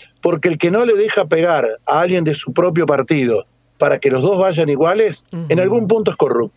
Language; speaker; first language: Spanish; native; Spanish